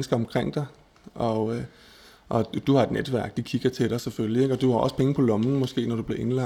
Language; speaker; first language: Danish; native; Danish